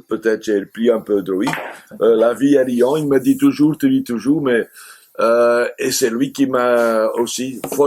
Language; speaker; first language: French; non-native, fluent; Dutch